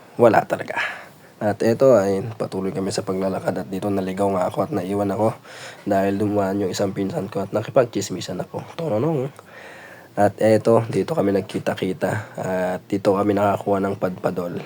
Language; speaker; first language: Filipino; non-native, local second language; Iloko